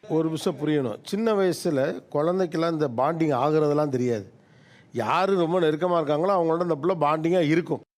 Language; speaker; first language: Tamil; native; Tamil